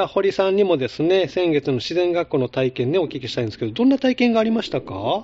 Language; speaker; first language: Japanese; native; Japanese